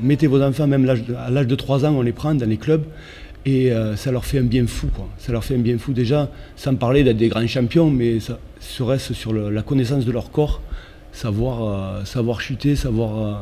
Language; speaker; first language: French; native; French